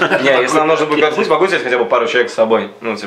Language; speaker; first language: Russian; native; Russian